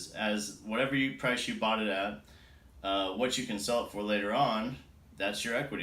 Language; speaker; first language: English; native; English